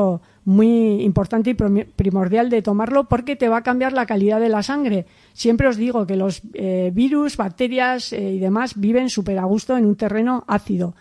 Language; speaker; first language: Spanish; native; Spanish